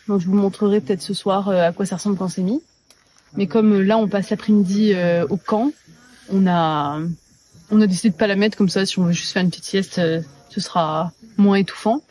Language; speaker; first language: French; native; French